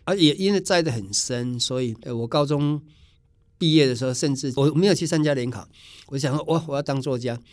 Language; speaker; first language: Chinese; non-native, local second language; Min Nan Chinese